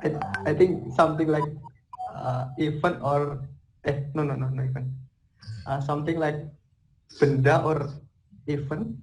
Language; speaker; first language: English; non-native, learner; Indonesian